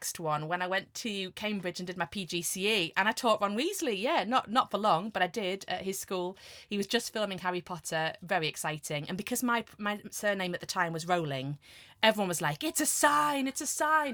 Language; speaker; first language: English; native; English